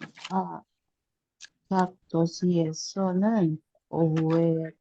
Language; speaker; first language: Korean; non-native, learner; Indonesian